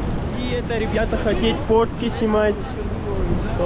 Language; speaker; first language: Russian; non-native, learner; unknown